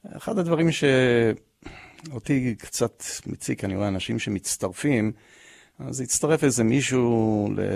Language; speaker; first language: Hebrew; early bilingual, other home language; English